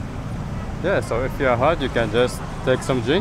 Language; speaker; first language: English; non-native, fluent; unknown